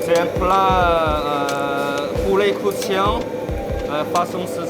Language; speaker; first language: French; non-native, fluent; Chinese